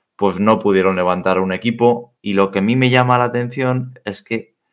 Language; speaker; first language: Spanish; native; Spanish